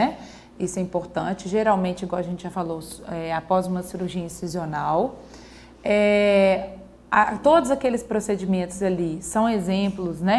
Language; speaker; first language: Portuguese; native; Portuguese